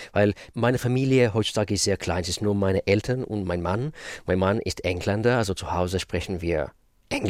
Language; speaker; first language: German; non-native, fluent; Russian